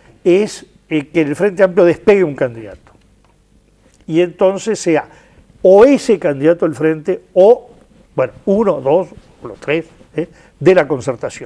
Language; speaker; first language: Spanish; native; Spanish